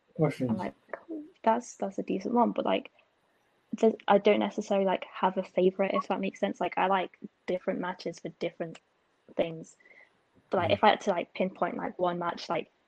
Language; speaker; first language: English; native; English